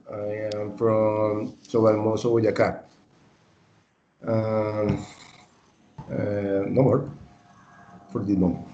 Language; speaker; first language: English; non-native, learner; Spanish